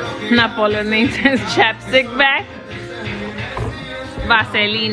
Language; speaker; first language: English; early bilingual, other home language; Spanish